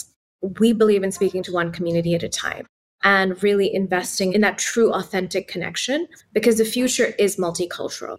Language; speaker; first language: English; non-native, local second language; Urdu